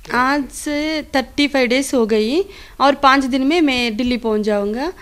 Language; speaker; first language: Hindi; non-native, local second language; Telugu